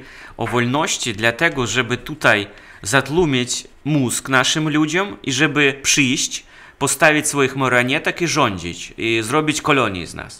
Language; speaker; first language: Polish; non-native, fluent; Russian